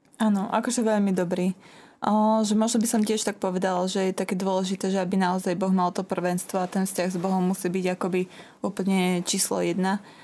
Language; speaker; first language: Slovak; native; Slovak